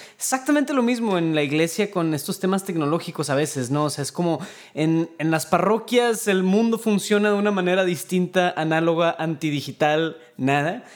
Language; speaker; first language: Spanish; native; Spanish